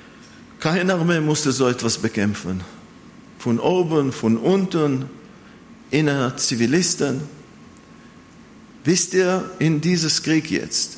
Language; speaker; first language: German; non-native, fluent; Hebrew